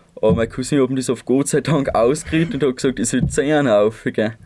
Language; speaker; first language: German; native; German